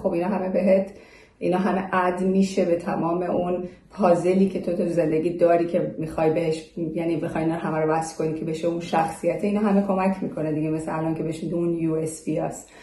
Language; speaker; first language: Persian; early bilingual, heritage; Persian